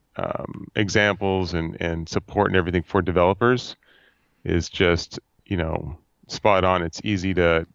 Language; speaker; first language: English; native; English